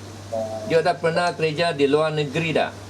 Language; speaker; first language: Malay; native; Malay